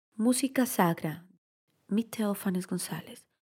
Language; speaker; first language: German; non-native, fluent; Spanish